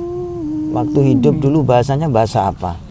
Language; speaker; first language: Indonesian; native; Indonesian